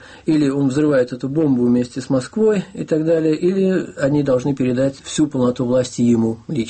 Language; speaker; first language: Russian; native; Russian